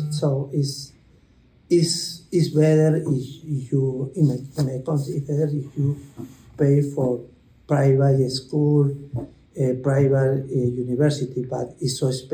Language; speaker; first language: English; non-native, learner; Spanish